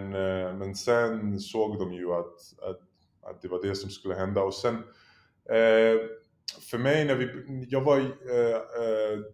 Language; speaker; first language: Swedish; early bilingual, other home language; Polish